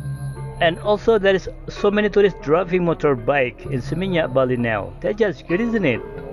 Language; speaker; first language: English; non-native, learner; Indonesian